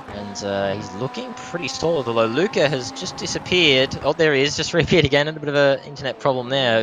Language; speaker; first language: English; native; English